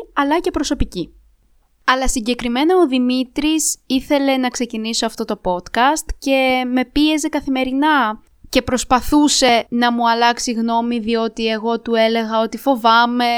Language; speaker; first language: Greek; early bilingual, other home language; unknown